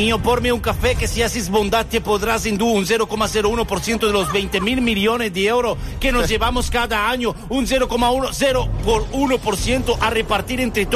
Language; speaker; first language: Catalan; native; Catalan